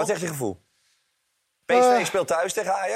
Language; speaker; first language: Dutch; native; Dutch